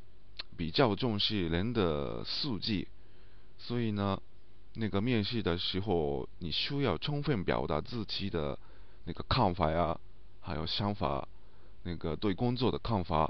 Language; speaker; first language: Chinese; non-native, learner; Japanese